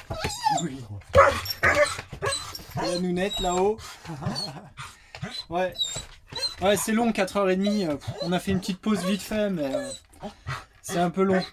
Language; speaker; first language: French; native; French